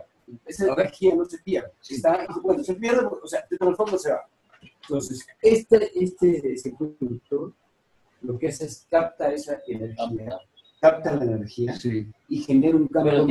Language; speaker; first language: Spanish; native; Spanish